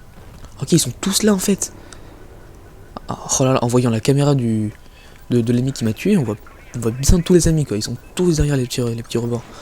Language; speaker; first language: French; native; French